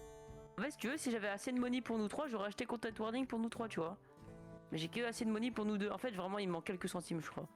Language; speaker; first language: French; native; French